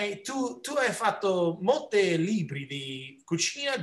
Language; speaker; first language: Italian; early bilingual, heritage; English